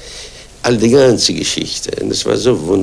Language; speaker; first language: German; non-native, fluent; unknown